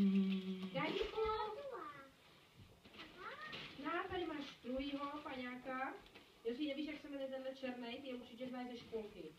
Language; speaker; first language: Czech; native; Czech